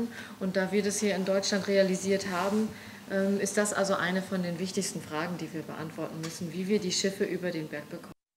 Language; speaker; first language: German; native; German